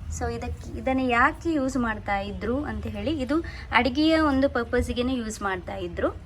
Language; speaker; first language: Kannada; non-native, local second language; Tulu